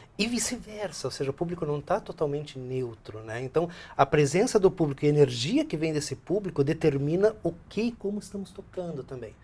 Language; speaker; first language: Portuguese; early bilingual, other home language; Spanish